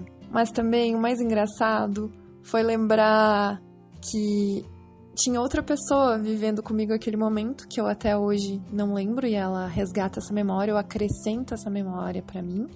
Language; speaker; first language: Portuguese; native; Portuguese